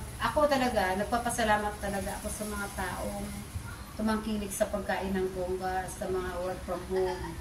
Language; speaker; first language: Filipino; non-native, local second language; Cebuano